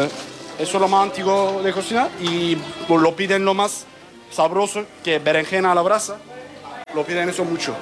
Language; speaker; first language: Spanish; non-native, learner; Turkish